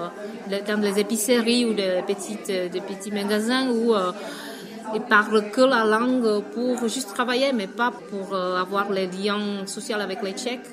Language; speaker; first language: French; non-native, fluent; Vietnamese